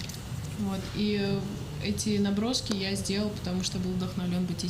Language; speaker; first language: Russian; native; Russian